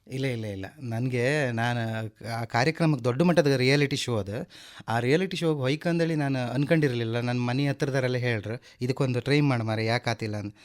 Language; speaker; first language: Kannada; native; Kannada